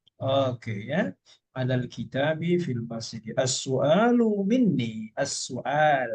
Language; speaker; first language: Malay; native; Malay